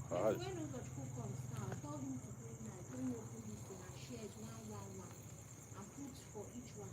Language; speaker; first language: English; non-native, local second language; Igbo